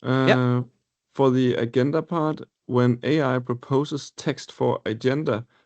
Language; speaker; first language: English; non-native, fluent; Danish